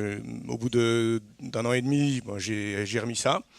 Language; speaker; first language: French; native; French